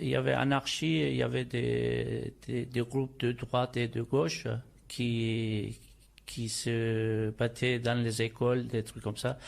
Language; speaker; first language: French; non-native, fluent; Turkish